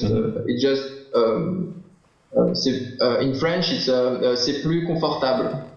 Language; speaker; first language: English; non-native, learner; French